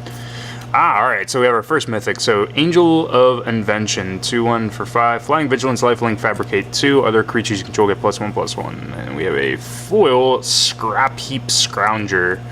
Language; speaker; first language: English; native; English